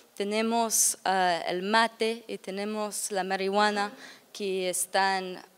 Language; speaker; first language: Spanish; non-native, learner; English